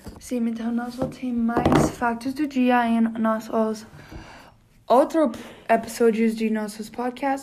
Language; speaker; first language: Portuguese; non-native, learner; English